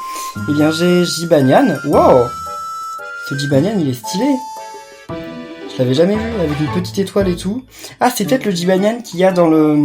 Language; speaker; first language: French; native; French